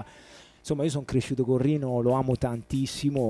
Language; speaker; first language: Italian; native; Italian